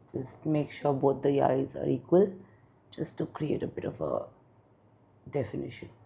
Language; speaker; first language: English; non-native, local second language; Bangla